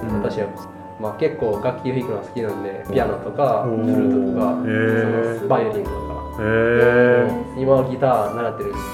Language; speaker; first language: Japanese; non-native, fluent; Arabic